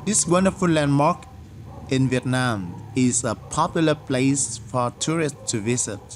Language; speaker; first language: English; non-native, fluent; Vietnamese